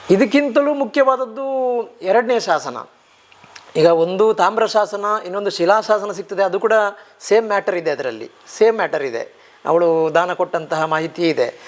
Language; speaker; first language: Kannada; native; Kannada